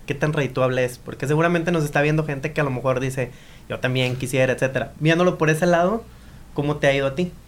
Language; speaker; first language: Spanish; native; Spanish